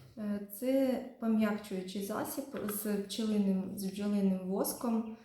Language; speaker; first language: Ukrainian; non-native, local second language; Russian